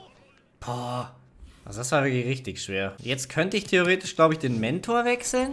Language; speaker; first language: German; native; German